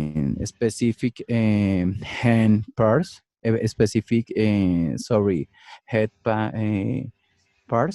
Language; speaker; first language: English; non-native, learner; Spanish